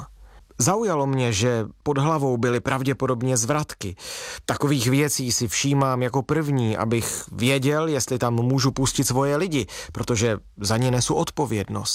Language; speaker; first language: Czech; native; Czech